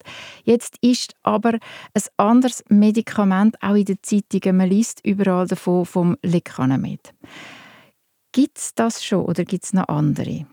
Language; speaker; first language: German; native; German